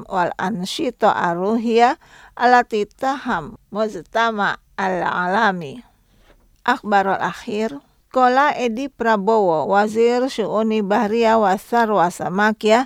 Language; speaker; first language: Arabic; non-native, fluent; Indonesian